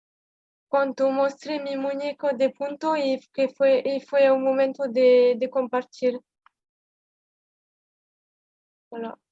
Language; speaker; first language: Spanish; non-native, learner; French